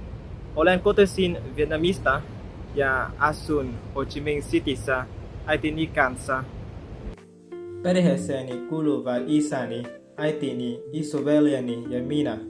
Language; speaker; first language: Finnish; non-native, fluent; Vietnamese